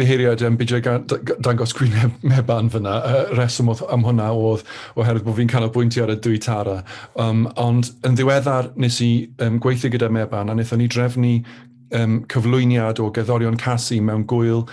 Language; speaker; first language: Welsh; native; Welsh